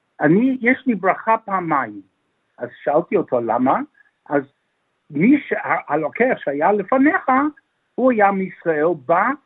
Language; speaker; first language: Hebrew; non-native, fluent; English